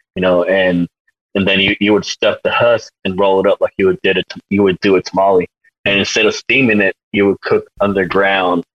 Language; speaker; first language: English; native; English